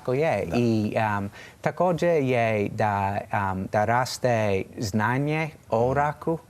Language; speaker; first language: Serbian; non-native, learner; English